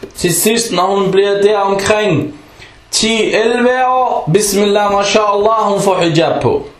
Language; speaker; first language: Danish; non-native, fluent; Arabic